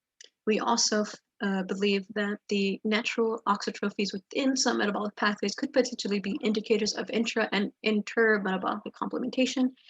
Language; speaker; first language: English; native; English